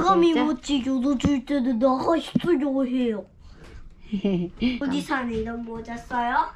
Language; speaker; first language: Korean; early bilingual, heritage; Korean